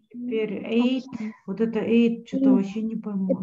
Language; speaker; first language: Russian; native; Russian